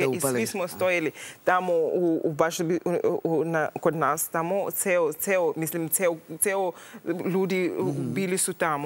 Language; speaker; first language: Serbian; non-native, learner; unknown